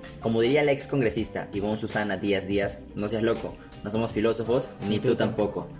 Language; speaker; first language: Spanish; native; Spanish